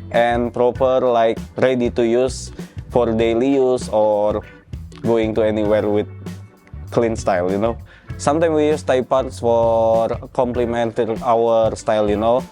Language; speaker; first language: English; non-native, learner; Indonesian